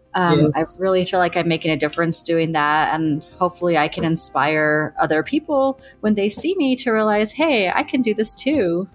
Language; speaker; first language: English; native; English